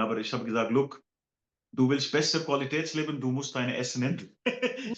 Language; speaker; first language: German; non-native, fluent; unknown